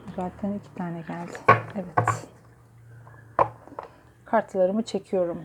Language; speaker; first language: Turkish; native; Turkish